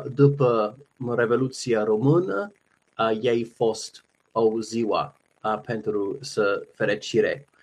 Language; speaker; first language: Romanian; non-native, learner; English